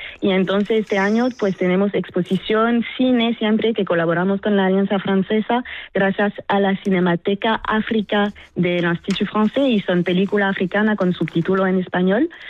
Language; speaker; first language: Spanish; non-native, fluent; French